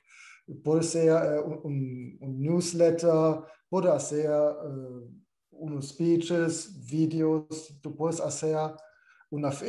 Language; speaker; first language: Spanish; non-native, fluent; German